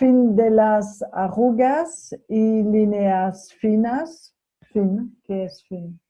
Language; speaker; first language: Spanish; non-native, fluent; French